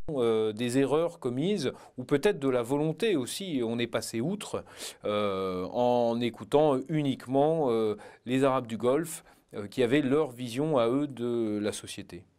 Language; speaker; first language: French; native; French